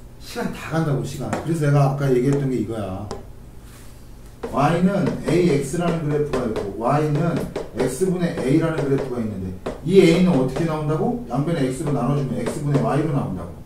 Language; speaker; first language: Korean; native; Korean